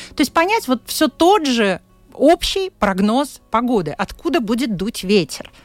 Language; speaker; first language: Russian; native; Russian